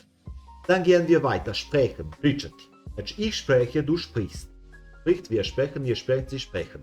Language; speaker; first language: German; non-native, fluent; Serbian